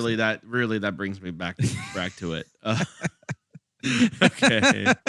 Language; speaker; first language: English; native; English